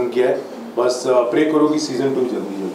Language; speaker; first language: Hindi; native; Hindi